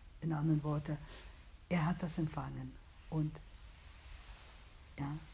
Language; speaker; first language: German; non-native, fluent; English